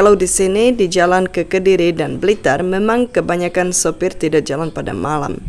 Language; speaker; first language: Indonesian; non-native, fluent; Czech